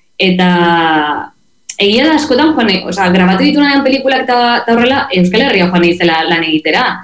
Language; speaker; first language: Basque; non-native, local second language; Spanish